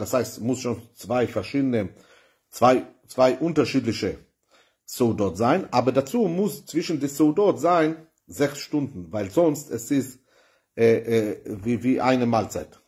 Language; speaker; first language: German; non-native, fluent; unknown